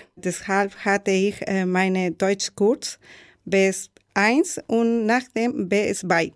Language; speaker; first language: German; non-native, learner; Spanish